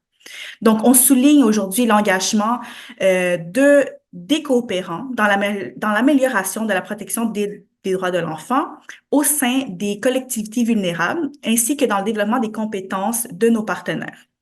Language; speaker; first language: French; native; French